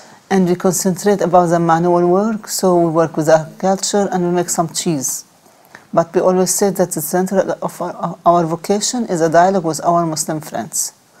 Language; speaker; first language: English; non-native, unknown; Arabic